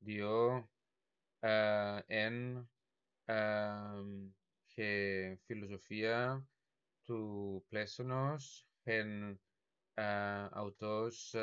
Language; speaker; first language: Greek; non-native, learner; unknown